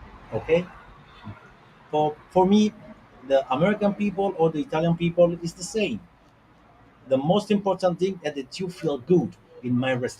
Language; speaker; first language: English; non-native, learner; Italian